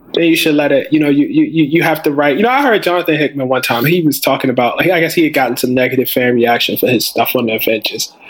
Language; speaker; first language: English; native; English